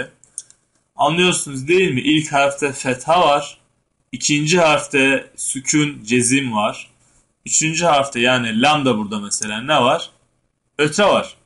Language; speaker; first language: Turkish; native; Turkish